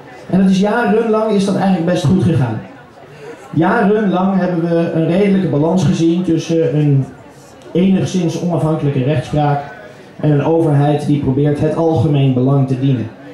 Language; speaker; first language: Dutch; native; Dutch